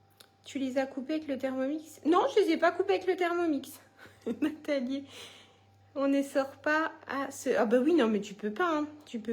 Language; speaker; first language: French; native; French